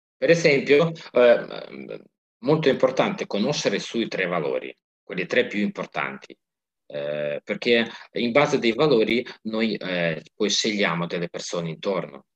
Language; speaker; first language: Italian; non-native, fluent; Ukrainian